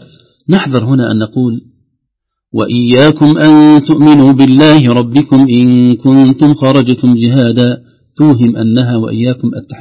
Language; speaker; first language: Arabic; native; Arabic